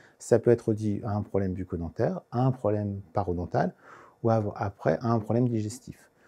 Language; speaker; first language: French; native; French